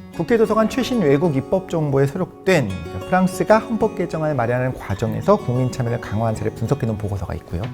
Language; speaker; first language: Korean; native; Korean